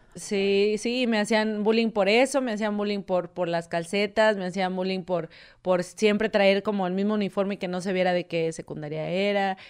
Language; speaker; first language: Spanish; native; Spanish